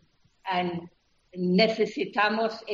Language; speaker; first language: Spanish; non-native, fluent; English